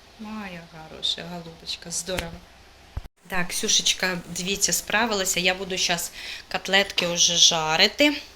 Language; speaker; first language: Ukrainian; non-native, local second language; Russian